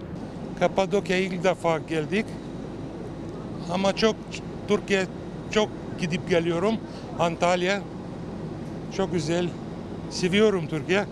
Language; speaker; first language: Turkish; non-native, learner; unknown